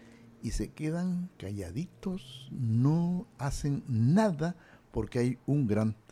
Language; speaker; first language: Spanish; native; Spanish